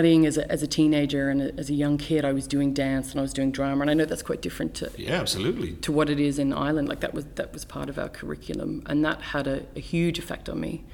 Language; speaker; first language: English; native; English